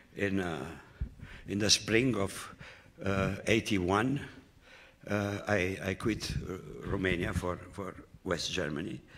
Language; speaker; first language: English; non-native, fluent; Romanian